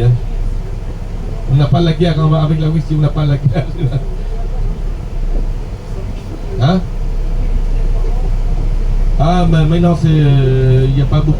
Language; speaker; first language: French; non-native, fluent; Vietnamese